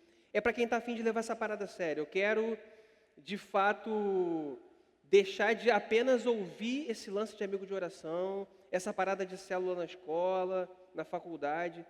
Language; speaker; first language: Portuguese; native; Portuguese